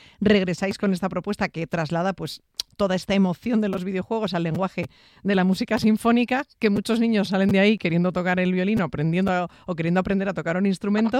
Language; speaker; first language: Spanish; native; Spanish